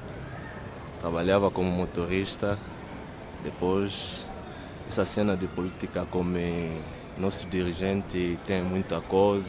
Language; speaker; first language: Portuguese; non-native, fluent; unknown